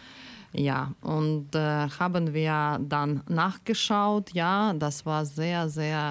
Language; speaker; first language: German; non-native, learner; Ukrainian